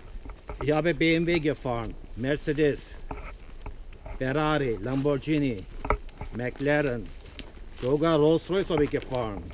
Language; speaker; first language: German; non-native, fluent; Turkish